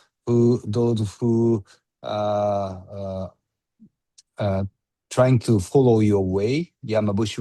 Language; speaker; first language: English; non-native, learner; Japanese